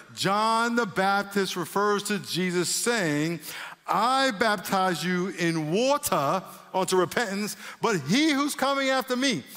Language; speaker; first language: English; native; English